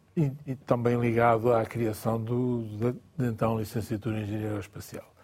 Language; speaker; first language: Portuguese; native; Portuguese